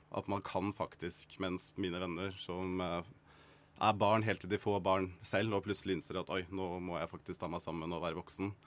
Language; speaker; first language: Norwegian; native; Norwegian